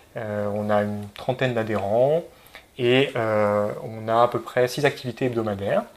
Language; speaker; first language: French; native; French